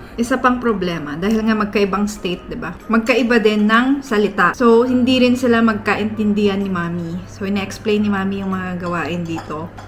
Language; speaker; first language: Filipino; native; Filipino